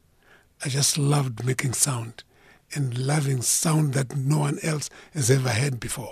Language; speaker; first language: English; non-native, local second language; Shona